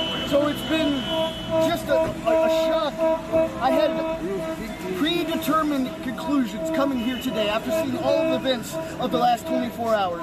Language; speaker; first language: English; native; English